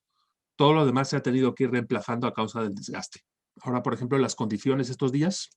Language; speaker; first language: Spanish; native; Spanish